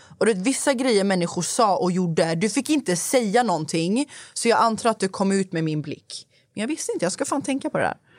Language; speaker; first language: Swedish; early bilingual, other home language; Persian